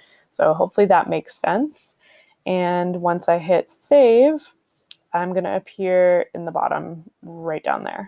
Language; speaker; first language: English; native; English